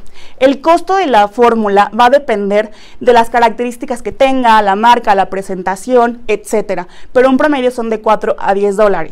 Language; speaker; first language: Spanish; native; Spanish